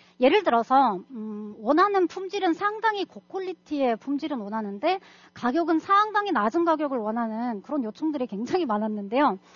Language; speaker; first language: Korean; non-native, fluent; Russian